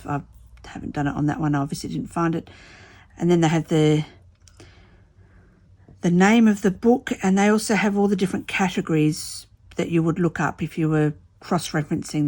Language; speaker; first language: English; native; English